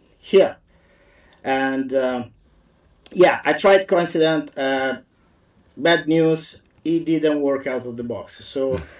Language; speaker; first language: English; non-native, fluent; Italian